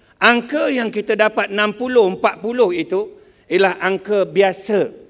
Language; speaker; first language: Malay; non-native, local second language; Chinese